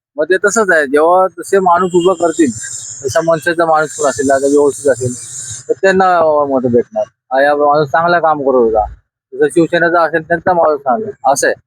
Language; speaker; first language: Marathi; native; Marathi